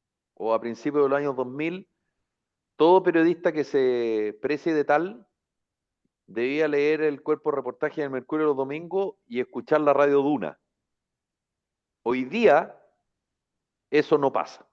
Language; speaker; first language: Spanish; native; Spanish